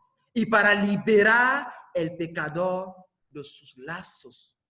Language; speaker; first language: Spanish; non-native, fluent; French